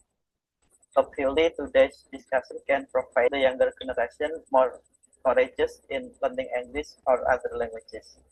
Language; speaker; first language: English; non-native, learner; Indonesian